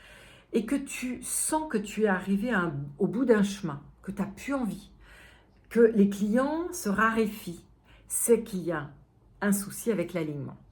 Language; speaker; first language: French; native; French